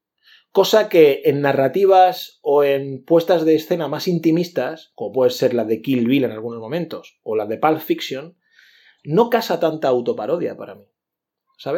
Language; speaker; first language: Spanish; native; Spanish